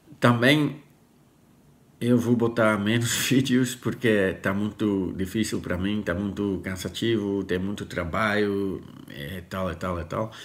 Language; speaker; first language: Portuguese; non-native, learner; Dutch